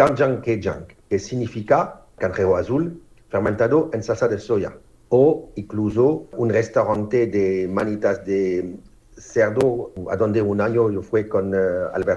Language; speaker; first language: Spanish; non-native, fluent; French